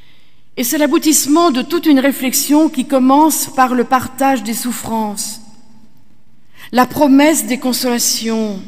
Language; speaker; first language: French; native; French